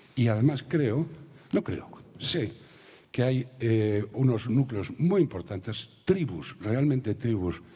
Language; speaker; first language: Spanish; native; Spanish